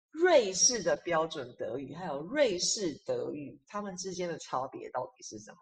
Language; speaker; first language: Chinese; native; Chinese